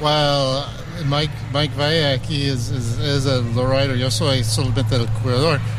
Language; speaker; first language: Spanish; early bilingual, heritage; English